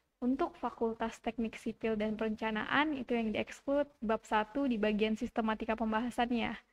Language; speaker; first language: Indonesian; native; Indonesian